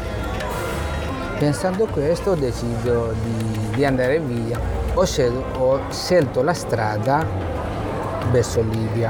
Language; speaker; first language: Italian; non-native, fluent; Bangla